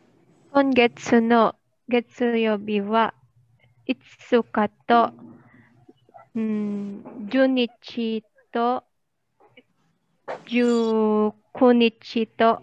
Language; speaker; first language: Japanese; non-native, learner; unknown